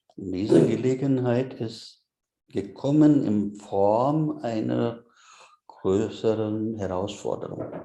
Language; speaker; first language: German; non-native, fluent; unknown